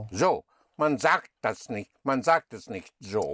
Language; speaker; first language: German; non-native, fluent; English